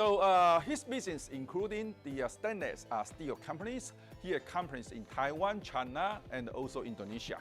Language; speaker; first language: English; non-native, fluent; Chinese